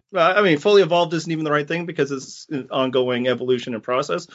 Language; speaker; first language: English; native; English